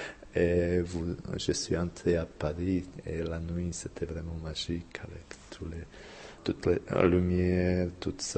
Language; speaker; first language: French; non-native, fluent; Bosnian